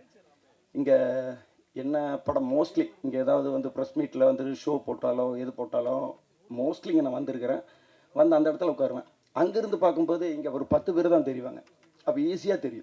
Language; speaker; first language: Tamil; native; Tamil